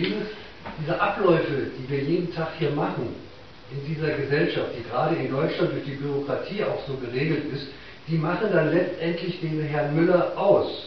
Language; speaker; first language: German; native; German